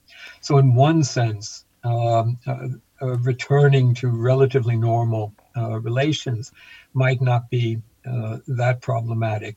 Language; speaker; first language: English; native; English